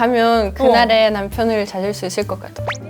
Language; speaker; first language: Korean; non-native, fluent; Russian